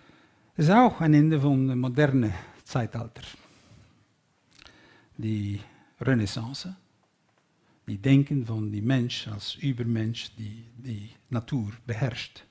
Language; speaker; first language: German; non-native, learner; Dutch